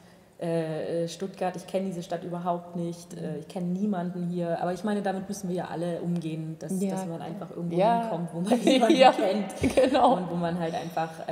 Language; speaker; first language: German; native; German